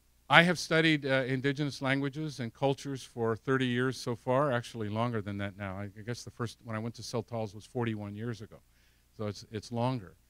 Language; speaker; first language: English; native; English